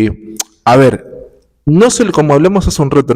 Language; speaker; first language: Spanish; native; Spanish